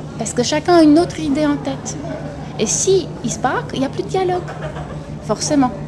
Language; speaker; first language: French; non-native, fluent; Romanian